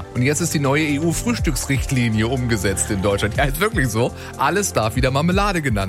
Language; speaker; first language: German; native; German